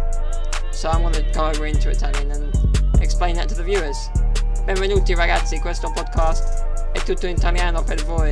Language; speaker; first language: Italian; early bilingual, heritage; English